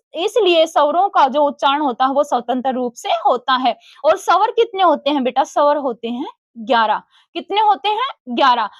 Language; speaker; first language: Hindi; native; Hindi